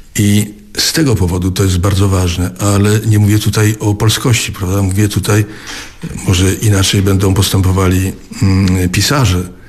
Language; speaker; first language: Polish; native; Polish